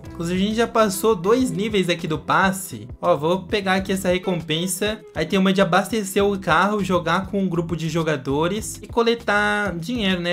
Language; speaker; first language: Portuguese; native; Portuguese